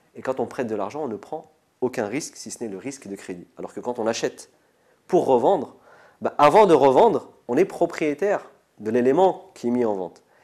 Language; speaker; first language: French; early bilingual, other home language; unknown